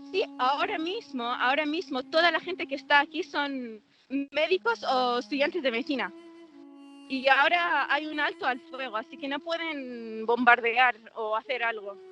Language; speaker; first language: Spanish; non-native, fluent; Arabic